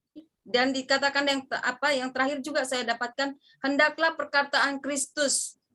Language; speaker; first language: Indonesian; native; Indonesian